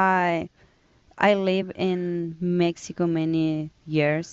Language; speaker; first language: English; non-native, learner; Spanish